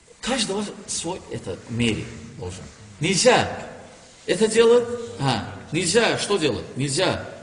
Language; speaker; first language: Russian; non-native, learner; Turkish